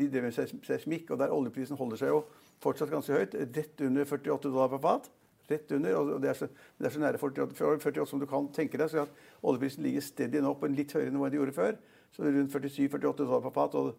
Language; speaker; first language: Norwegian; native; Norwegian